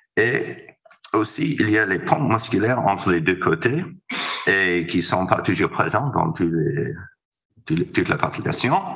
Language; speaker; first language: French; non-native, fluent; English